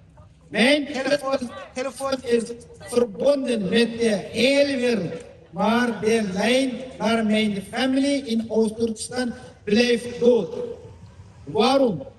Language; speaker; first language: Dutch; non-native, learner; Uyghur